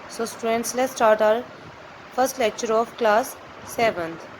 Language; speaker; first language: English; non-native, local second language; Urdu